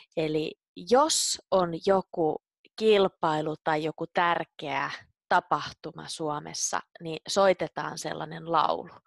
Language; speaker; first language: Finnish; native; Finnish